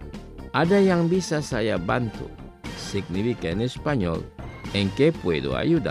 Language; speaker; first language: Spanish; non-native, fluent; Indonesian